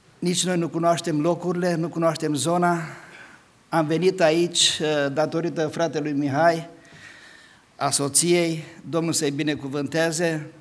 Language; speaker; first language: Romanian; non-native, local second language; Hungarian